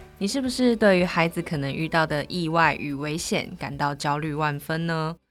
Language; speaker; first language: Chinese; native; Chinese